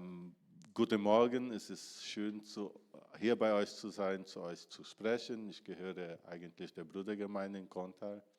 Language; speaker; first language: German; non-native, fluent; Portuguese